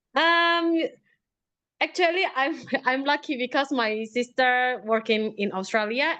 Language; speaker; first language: English; non-native, learner; Indonesian